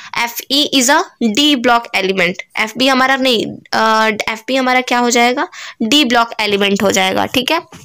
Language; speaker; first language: Hindi; native; Hindi